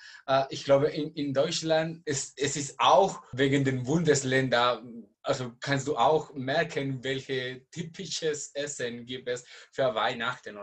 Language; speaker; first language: German; non-native, learner; Spanish